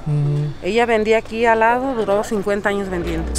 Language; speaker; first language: Spanish; non-native, local second language; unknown